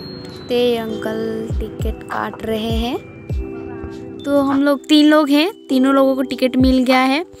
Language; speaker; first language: Hindi; native; Hindi